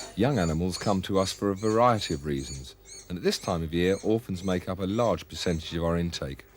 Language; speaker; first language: English; native; English